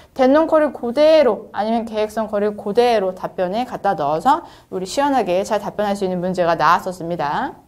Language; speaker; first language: Korean; native; Korean